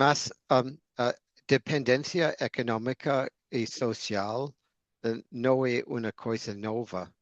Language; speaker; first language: Portuguese; non-native, fluent; English